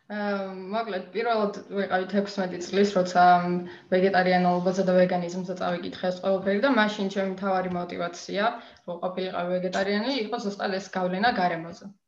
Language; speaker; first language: Georgian; native; Georgian